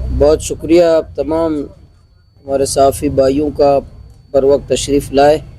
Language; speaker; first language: Urdu; non-native, local second language; Baluchi